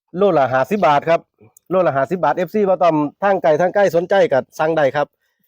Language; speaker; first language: Thai; native; Thai